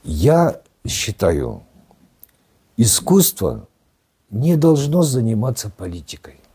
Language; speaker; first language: Russian; non-native, local second language; Kazakh